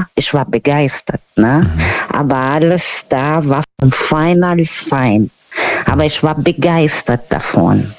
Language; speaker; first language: German; non-native, fluent; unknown